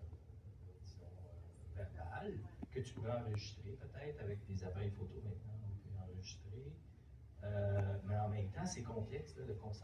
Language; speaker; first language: French; native; French